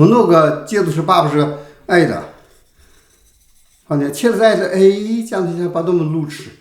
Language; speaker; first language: Russian; non-native, learner; Chinese